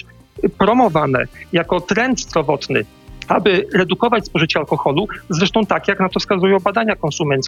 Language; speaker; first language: Polish; native; Polish